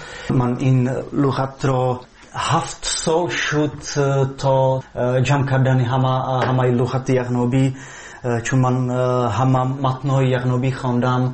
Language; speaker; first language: Persian; non-native, fluent; Czech